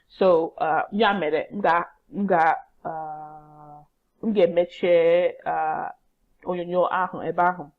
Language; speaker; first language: Igbo; non-native, learner; English